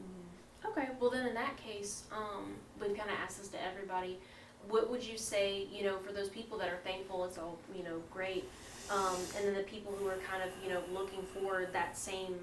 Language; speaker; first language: English; native; English